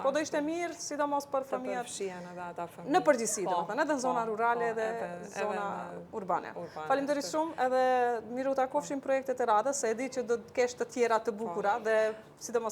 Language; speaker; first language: Albanian; native; Albanian